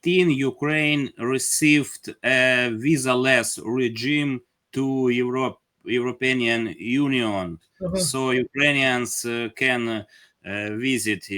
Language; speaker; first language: English; non-native, fluent; Ukrainian